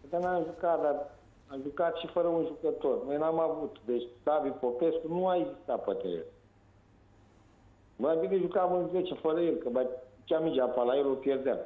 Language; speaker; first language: Romanian; native; Romanian